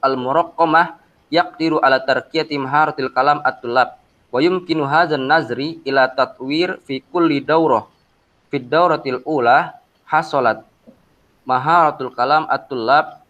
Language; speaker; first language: Arabic; non-native, learner; Indonesian